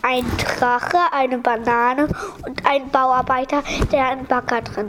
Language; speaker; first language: German; early bilingual, other home language; Polish